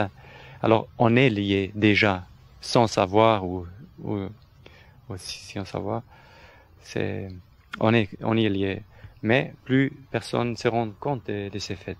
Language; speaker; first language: French; non-native, fluent; German